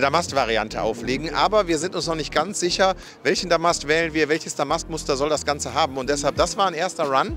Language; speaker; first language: German; native; German